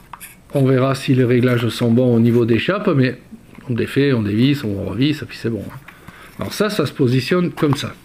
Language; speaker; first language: French; native; French